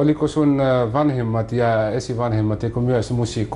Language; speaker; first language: Finnish; non-native, learner; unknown